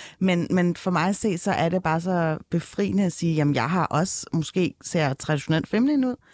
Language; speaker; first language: Danish; early bilingual, other home language; Turkish